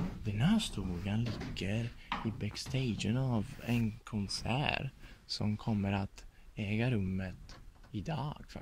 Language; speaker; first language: Swedish; non-native, learner; Italian